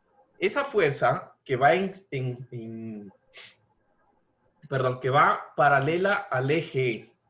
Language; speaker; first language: Spanish; native; Spanish